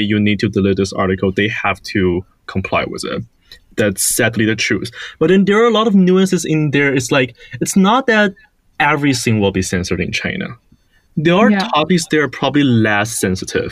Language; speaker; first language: English; non-native, fluent; Chinese